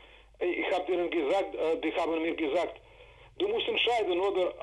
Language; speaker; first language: German; non-native, fluent; Russian